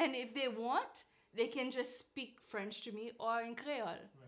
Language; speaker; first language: English; non-native, fluent; Haitian Creole